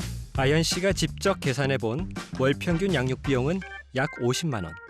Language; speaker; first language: Korean; native; Korean